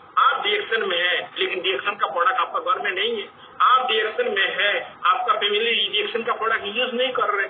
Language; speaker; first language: Hindi; non-native, fluent; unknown